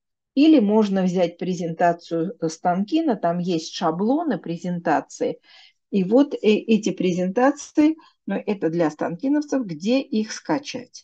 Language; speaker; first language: Russian; native; Russian